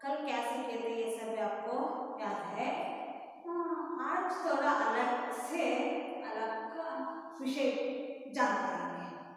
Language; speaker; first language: Hindi; non-native, local second language; Kannada